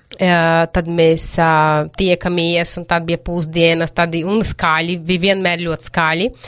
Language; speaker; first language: Latvian; non-native, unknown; Portuguese